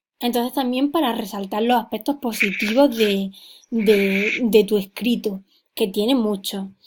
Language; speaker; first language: Spanish; native; Spanish